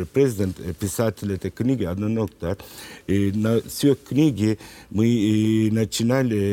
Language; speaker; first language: Russian; non-native, learner; Turkish